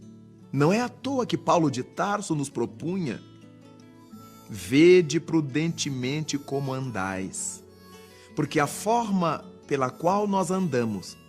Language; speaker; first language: Portuguese; native; Portuguese